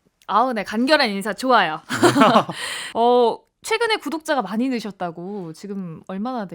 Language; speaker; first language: Korean; native; Korean